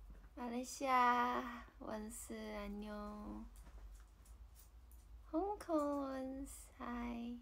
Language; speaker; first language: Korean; non-native, fluent; Chinese